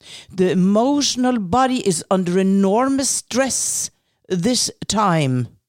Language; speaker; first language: English; non-native, fluent; Norwegian